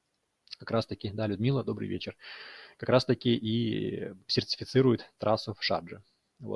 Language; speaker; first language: Russian; native; Russian